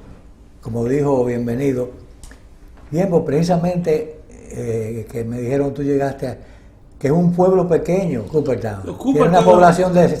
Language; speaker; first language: Spanish; native; Spanish